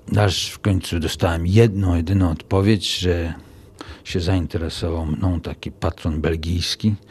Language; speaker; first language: Polish; native; Polish